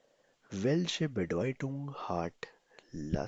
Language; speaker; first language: German; non-native, fluent; Urdu